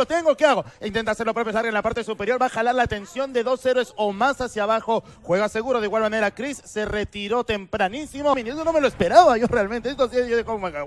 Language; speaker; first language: Spanish; native; Spanish